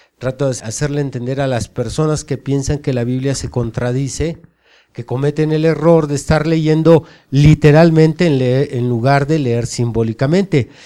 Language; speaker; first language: Spanish; native; Spanish